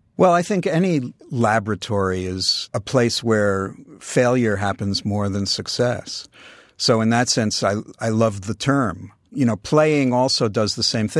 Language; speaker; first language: English; native; English